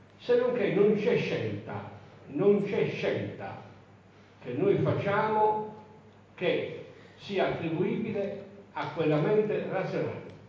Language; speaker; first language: Italian; native; Italian